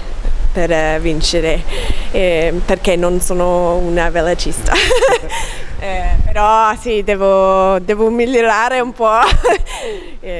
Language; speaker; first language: Italian; non-native, learner; English